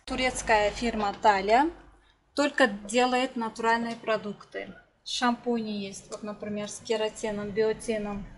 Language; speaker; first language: Russian; non-native, learner; Turkish